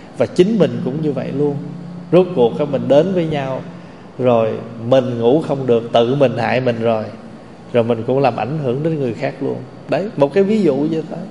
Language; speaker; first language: Vietnamese; native; Vietnamese